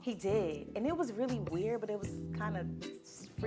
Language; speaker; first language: English; native; English